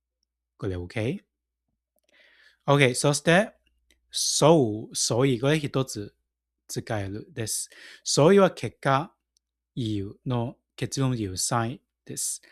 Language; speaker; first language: Japanese; non-native, fluent; Cantonese